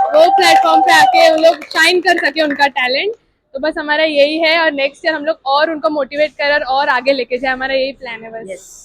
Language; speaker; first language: Hindi; non-native, local second language; Gujarati